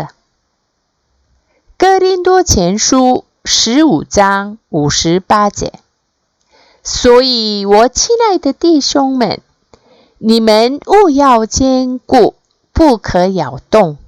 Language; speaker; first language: Chinese; non-native, fluent; Korean